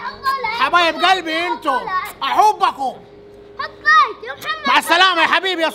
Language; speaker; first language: Arabic; native; Arabic